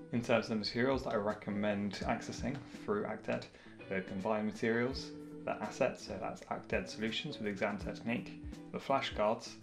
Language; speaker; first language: English; native; English